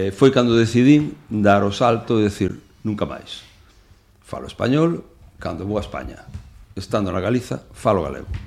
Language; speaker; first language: Galician; non-native, local second language; Spanish